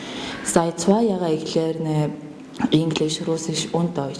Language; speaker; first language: German; non-native, learner; Mongolian